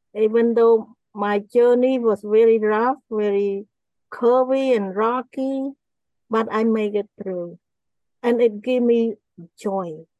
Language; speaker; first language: English; non-native, fluent; Khmer